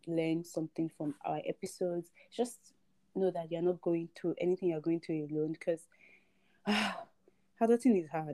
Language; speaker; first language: English; non-native, local second language; Yoruba